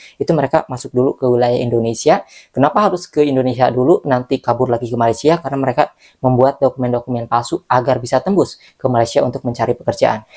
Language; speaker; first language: Indonesian; native; Indonesian